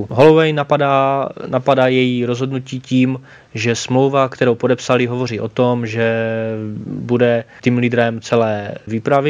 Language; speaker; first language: Czech; native; Czech